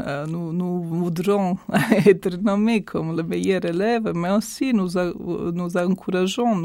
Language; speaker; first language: French; non-native, fluent; Croatian